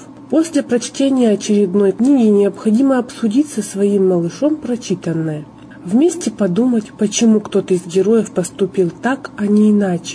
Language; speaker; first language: Russian; native; Russian